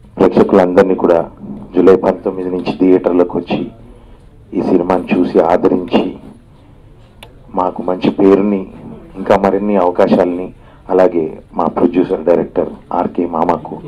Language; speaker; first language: Telugu; native; Telugu